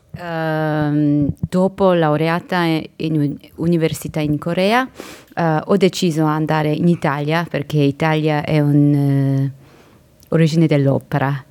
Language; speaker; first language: Italian; non-native, learner; Korean